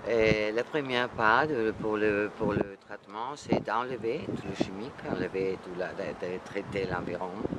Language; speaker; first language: French; non-native, fluent; Spanish